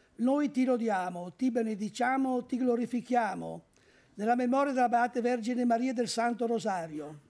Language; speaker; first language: Italian; native; Italian